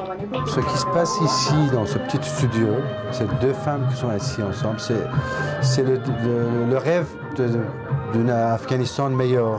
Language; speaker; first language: French; non-native, fluent; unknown